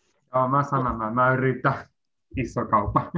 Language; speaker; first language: Finnish; non-native, learner; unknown